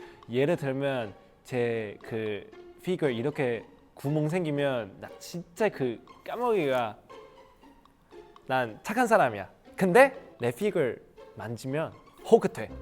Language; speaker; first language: Korean; non-native, fluent; Cantonese